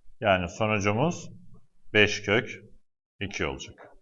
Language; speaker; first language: Turkish; native; Turkish